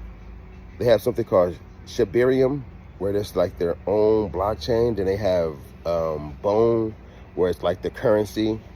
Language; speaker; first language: English; native; English